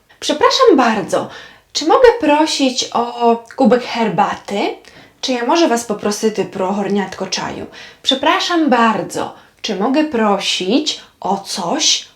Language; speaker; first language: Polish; non-native, fluent; Ukrainian